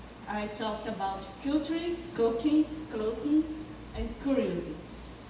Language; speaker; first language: English; non-native, learner; Portuguese